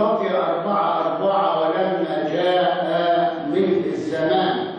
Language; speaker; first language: Arabic; native; Arabic